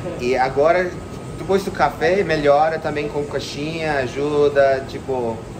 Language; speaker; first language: Portuguese; non-native, fluent; English